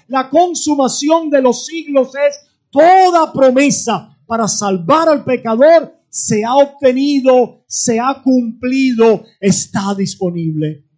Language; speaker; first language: Spanish; native; Spanish